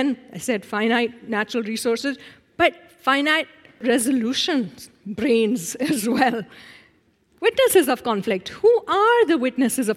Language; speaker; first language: English; non-native, local second language; Urdu